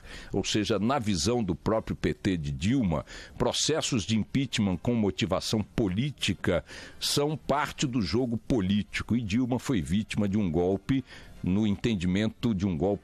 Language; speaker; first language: Portuguese; native; Portuguese